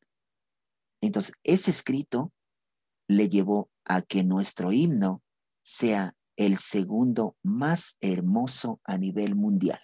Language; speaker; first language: Spanish; native; Spanish